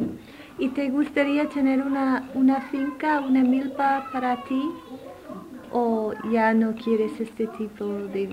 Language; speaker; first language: Spanish; non-native, fluent; English